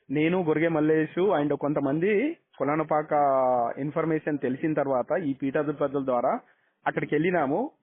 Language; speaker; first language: Telugu; non-native, local second language; Kannada